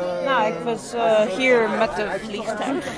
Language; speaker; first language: Dutch; non-native, fluent; English